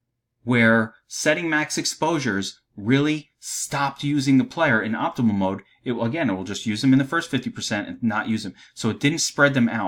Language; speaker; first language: English; native; English